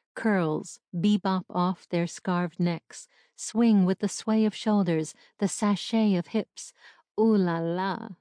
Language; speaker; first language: English; native; English